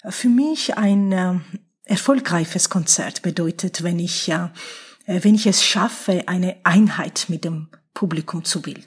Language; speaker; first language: German; non-native, fluent; Georgian